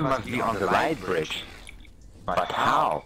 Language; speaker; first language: English; non-native, learner; German